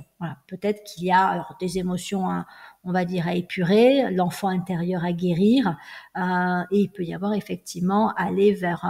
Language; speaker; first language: French; native; French